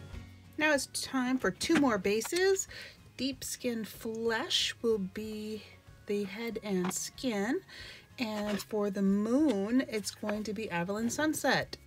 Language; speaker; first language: English; native; English